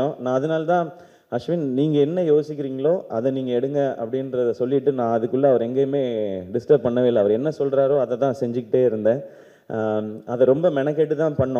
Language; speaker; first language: Tamil; native; Tamil